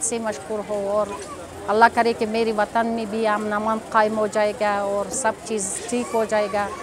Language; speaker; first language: Hindi; non-native, learner; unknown